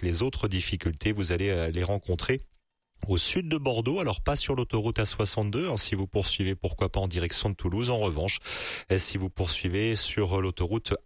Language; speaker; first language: French; native; French